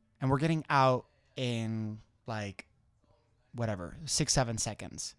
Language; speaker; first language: English; non-native, fluent; Spanish